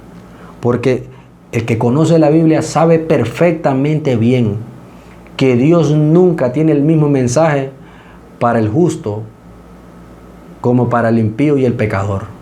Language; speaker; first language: Spanish; native; Spanish